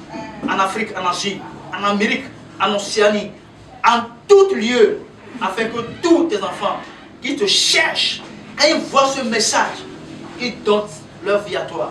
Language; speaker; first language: French; non-native, local second language; Ewe